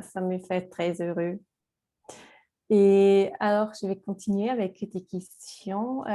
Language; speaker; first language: French; non-native, fluent; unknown